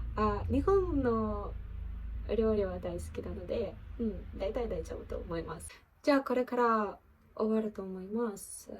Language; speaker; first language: Japanese; non-native, learner; Ukrainian